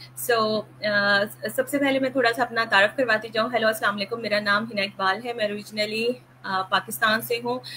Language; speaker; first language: Urdu; native; Urdu